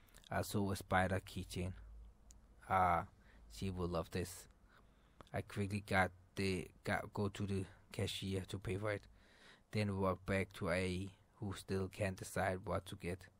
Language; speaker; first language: English; non-native, fluent; Danish